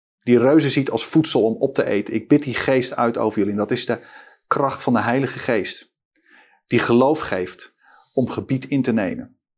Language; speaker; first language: Dutch; native; Dutch